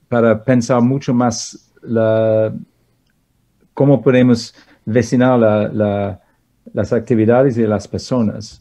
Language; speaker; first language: Spanish; non-native, fluent; English